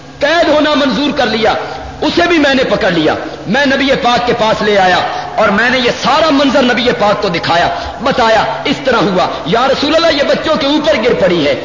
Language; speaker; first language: Urdu; non-native, local second language; Punjabi